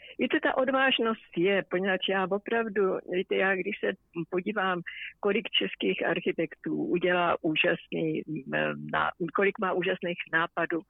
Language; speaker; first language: Czech; native; Czech